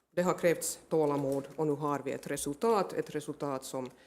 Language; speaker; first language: Swedish; native; Swedish